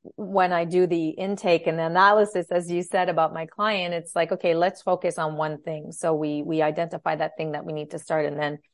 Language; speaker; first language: English; native; English